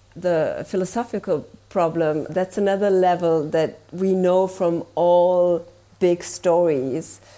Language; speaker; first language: English; non-native, fluent; German